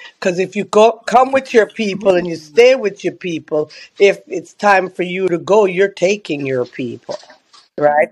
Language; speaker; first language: English; native; English